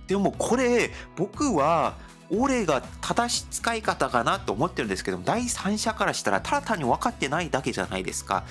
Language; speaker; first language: Japanese; non-native, fluent; Korean